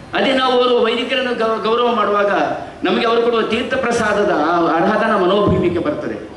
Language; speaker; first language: Kannada; non-native, local second language; Tulu